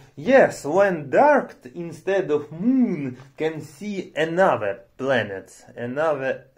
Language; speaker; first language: English; non-native, learner; Romanian